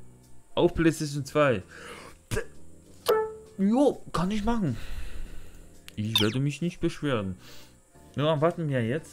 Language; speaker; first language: German; non-native, learner; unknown